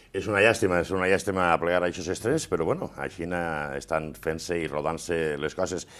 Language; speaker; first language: Catalan; native; Catalan